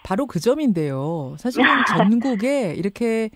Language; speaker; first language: Korean; native; Korean